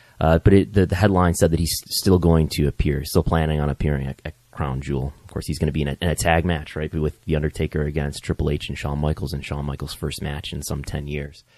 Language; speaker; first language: English; native; English